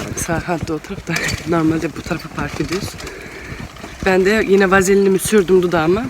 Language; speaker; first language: Turkish; early bilingual, heritage; Turkish